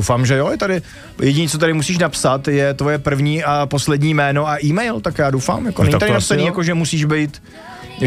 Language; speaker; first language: Czech; native; Czech